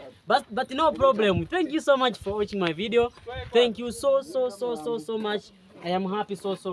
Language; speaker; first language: English; non-native, learner; Swahili